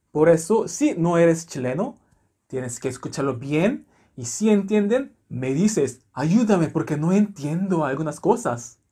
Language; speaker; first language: Spanish; non-native, learner; Korean